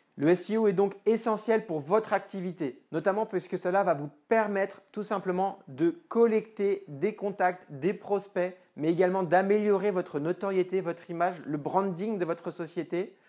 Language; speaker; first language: French; native; French